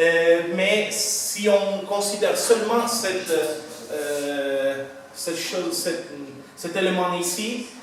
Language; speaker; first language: French; non-native, fluent; Italian